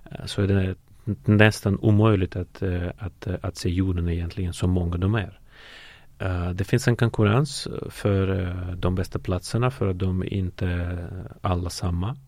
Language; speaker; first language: Swedish; non-native, fluent; Russian